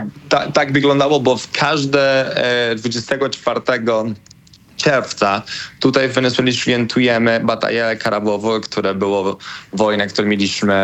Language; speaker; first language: Polish; non-native, learner; Spanish